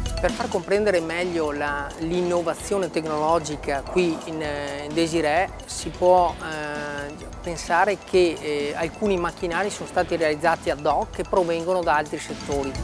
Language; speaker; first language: Italian; native; Italian